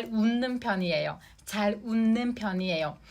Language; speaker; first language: Korean; non-native, fluent; Japanese